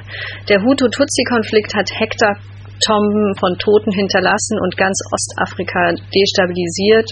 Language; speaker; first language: German; native; German